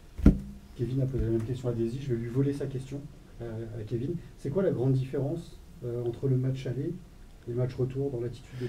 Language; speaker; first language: French; native; French